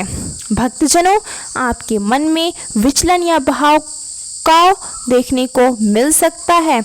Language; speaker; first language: Hindi; native; Hindi